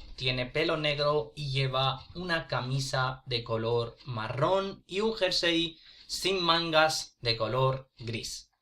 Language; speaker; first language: Spanish; non-native, fluent; Urdu